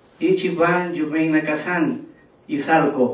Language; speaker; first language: Japanese; non-native, learner; Spanish